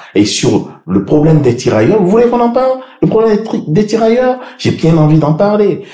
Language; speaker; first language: French; native; French